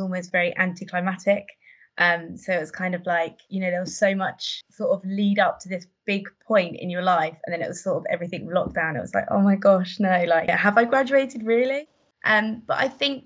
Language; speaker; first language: English; native; English